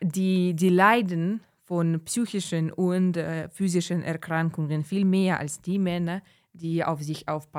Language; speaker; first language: German; non-native, fluent; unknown